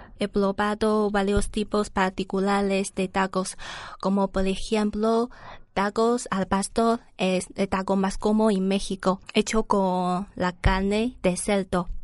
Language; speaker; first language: Spanish; non-native, learner; Chinese